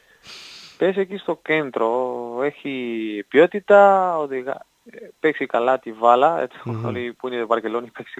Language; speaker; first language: Greek; non-native, fluent; Spanish